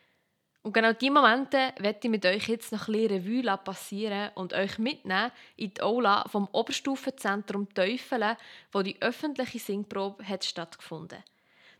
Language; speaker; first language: German; native; German